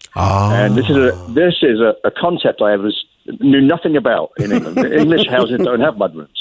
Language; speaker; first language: English; native; English